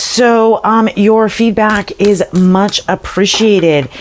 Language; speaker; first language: English; native; English